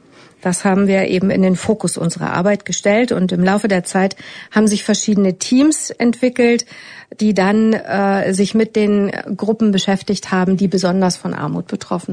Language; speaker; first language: German; native; German